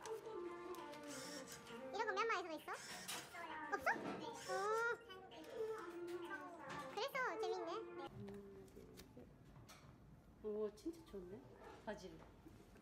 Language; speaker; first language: Korean; non-native, learner; Burmese